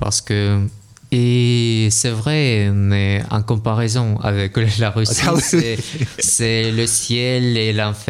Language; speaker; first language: French; non-native, learner; Russian